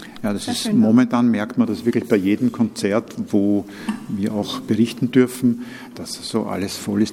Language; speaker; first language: German; native; German